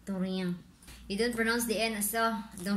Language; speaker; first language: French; non-native, learner; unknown